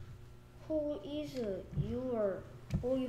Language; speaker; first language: English; non-native, learner; Korean